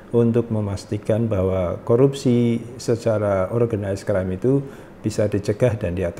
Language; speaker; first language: Indonesian; native; Indonesian